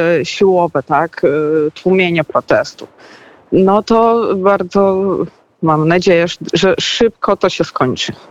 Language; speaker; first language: Polish; non-native, fluent; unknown